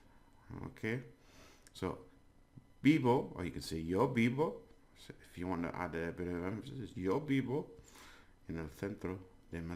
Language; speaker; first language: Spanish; non-native, learner; English